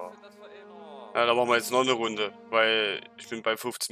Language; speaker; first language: German; native; German